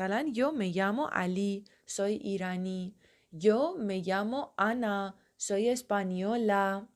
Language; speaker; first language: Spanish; non-native, fluent; Persian